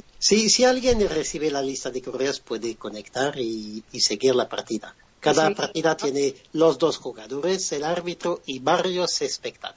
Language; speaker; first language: Spanish; non-native, fluent; French